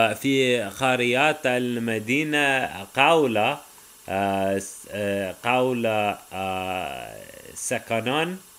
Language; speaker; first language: Arabic; non-native, learner; English